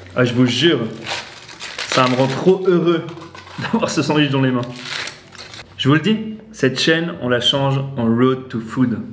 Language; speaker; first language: French; native; French